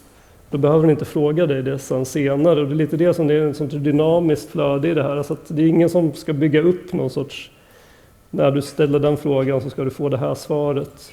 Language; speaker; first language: Swedish; native; Swedish